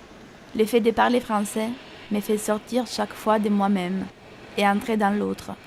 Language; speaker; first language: French; non-native, fluent; Italian